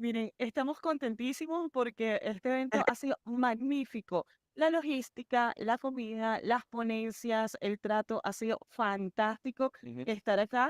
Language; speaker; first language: Spanish; native; Spanish